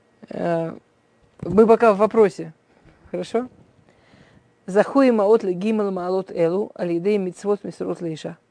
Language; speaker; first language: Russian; early bilingual, heritage; Russian